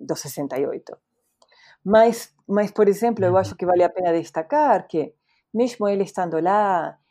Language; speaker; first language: Portuguese; non-native, fluent; Spanish